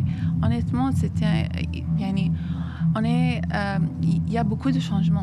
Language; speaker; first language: French; non-native, fluent; Arabic